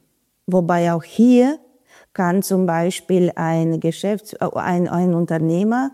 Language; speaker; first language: German; non-native, fluent; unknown